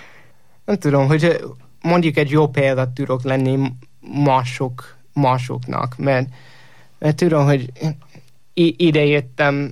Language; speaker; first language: Hungarian; non-native, learner; English